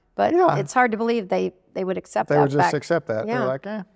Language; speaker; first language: English; native; English